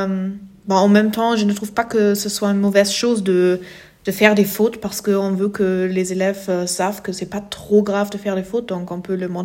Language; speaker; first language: French; non-native, fluent; German